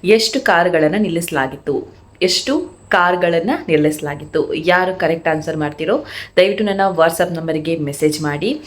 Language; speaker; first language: Kannada; native; Kannada